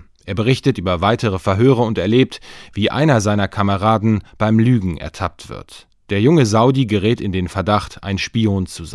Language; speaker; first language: German; native; German